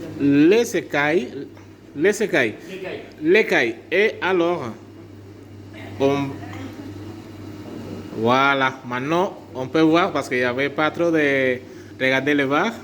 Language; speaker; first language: French; non-native, fluent; Spanish